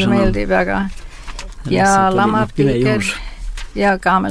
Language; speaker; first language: Estonian; early bilingual, heritage; Estonian